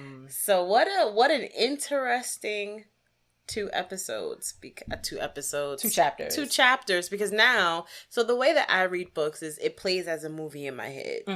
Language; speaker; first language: English; native; English